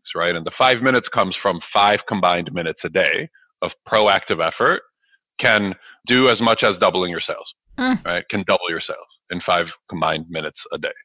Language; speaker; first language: English; early bilingual, other home language; Russian